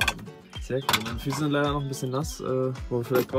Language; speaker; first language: German; native; German